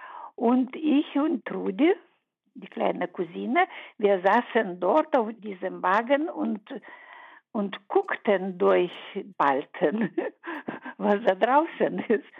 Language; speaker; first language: German; early bilingual, heritage; German